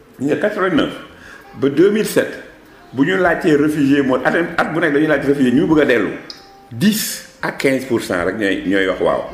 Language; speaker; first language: Wolof; non-native, local second language; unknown